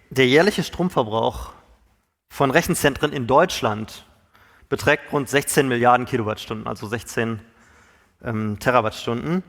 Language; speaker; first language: German; native; German